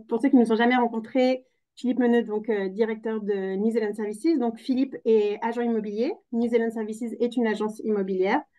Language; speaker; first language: French; native; French